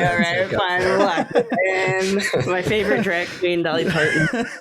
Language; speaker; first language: English; native; English